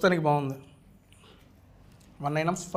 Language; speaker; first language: Telugu; native; Telugu